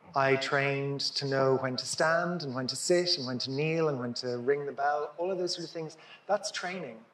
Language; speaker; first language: English; native; English